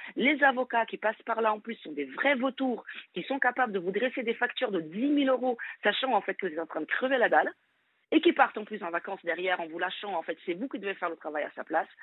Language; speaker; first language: French; non-native, fluent; Portuguese